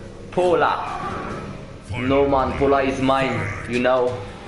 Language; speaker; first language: English; non-native, learner; French